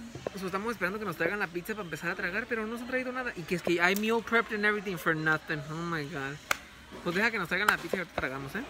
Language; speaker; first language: Spanish; early bilingual, heritage; Spanish